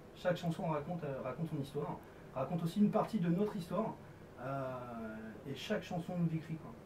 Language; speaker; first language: French; native; French